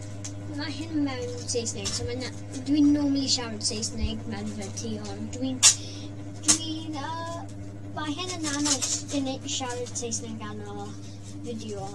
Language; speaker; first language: Welsh; non-native, local second language; English